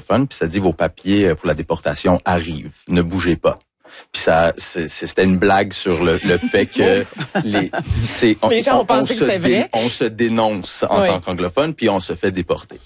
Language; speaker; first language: French; early bilingual, other home language; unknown